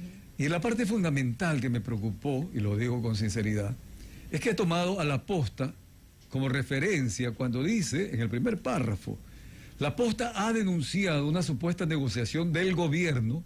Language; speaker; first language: Spanish; native; Spanish